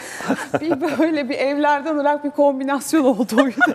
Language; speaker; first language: Turkish; native; Turkish